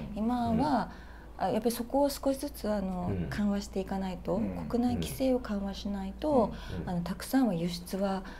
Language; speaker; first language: Japanese; native; Japanese